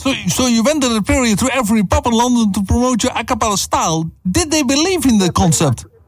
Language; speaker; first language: English; non-native, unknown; Dutch